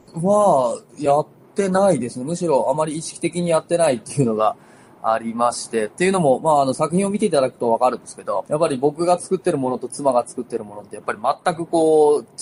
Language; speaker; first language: Japanese; native; Japanese